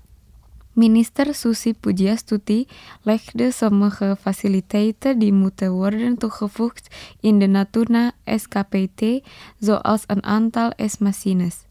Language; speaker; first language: Dutch; non-native, fluent; Indonesian